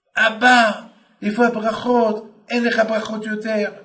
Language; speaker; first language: Hebrew; non-native, fluent; French